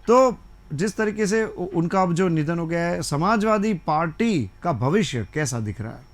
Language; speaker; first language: Hindi; non-native, local second language; Gujarati